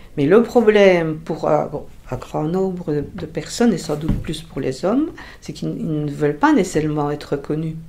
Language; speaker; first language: French; native; French